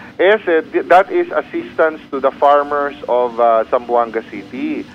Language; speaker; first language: English; non-native, local second language; Chavacano